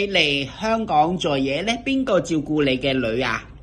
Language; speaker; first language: Cantonese; native; Cantonese